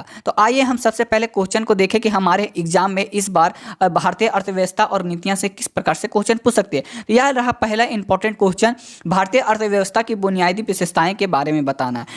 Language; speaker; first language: Hindi; native; Hindi